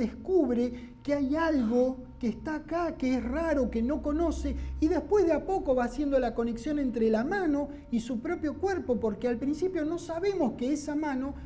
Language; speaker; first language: Spanish; native; Spanish